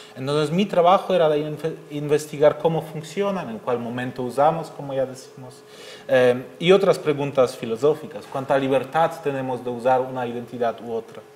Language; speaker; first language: Spanish; non-native, fluent; German